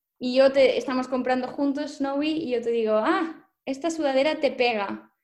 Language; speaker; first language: Spanish; native; Spanish